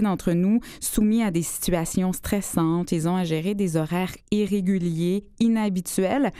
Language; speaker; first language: French; native; French